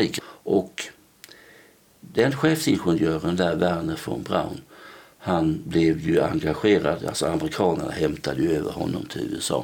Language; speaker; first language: Swedish; native; Swedish